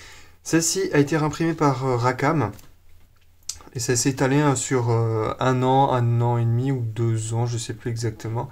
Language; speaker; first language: French; native; French